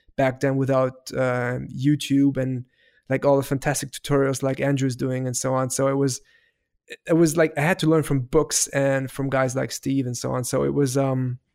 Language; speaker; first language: English; non-native, fluent; German